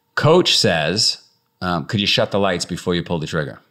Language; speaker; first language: English; native; English